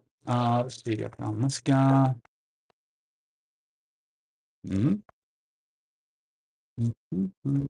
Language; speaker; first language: English; native; English